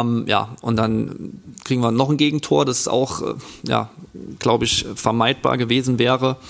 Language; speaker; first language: German; native; German